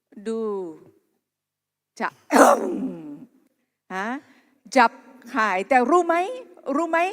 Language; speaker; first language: Thai; non-native, local second language; Akha